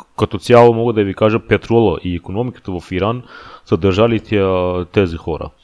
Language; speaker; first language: Bulgarian; non-native, fluent; Persian